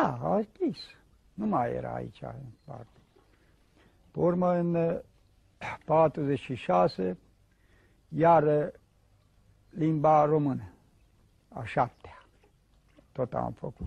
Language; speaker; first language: Romanian; non-native, local second language; Hungarian